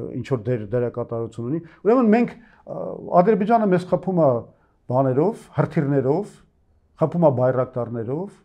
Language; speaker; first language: Armenian; native; Armenian